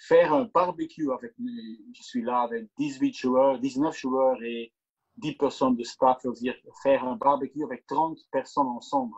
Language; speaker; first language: French; non-native, local second language; Dutch